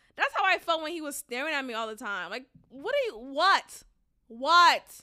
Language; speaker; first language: English; native; English